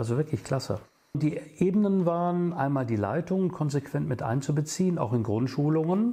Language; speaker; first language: German; native; German